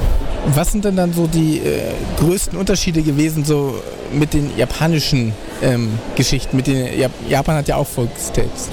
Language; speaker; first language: German; native; German